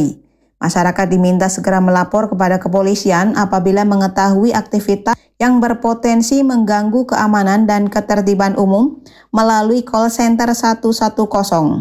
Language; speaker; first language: Indonesian; native; Indonesian